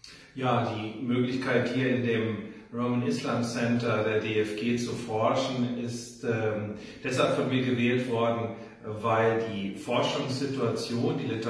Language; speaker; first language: German; native; German